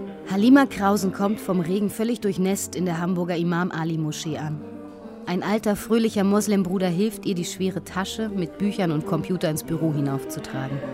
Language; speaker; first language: German; native; German